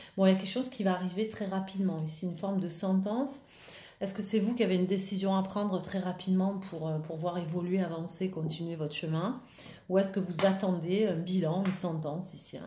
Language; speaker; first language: French; native; French